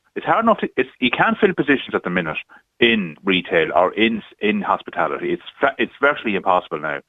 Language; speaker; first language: English; native; English